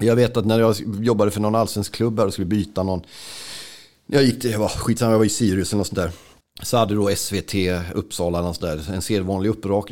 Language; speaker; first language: Swedish; native; Swedish